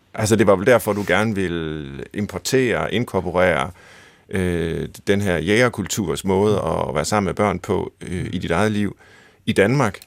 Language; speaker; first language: Danish; native; Danish